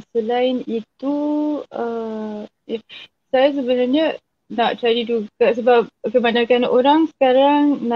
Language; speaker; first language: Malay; non-native, fluent; French